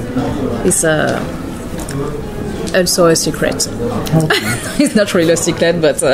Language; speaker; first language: English; non-native, learner; French